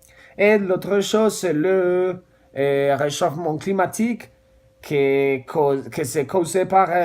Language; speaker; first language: French; non-native, learner; Spanish